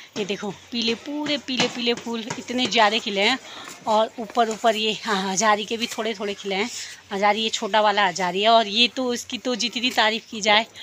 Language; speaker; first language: Hindi; native; Hindi